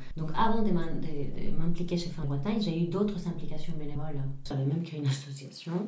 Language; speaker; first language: French; non-native, fluent; Spanish